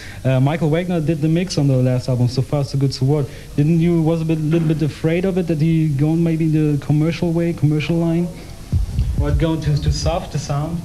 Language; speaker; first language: English; non-native, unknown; German